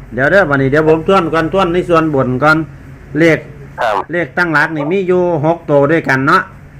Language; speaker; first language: Thai; non-native, local second language; Lao